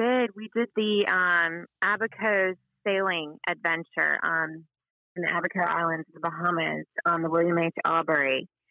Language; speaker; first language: English; native; English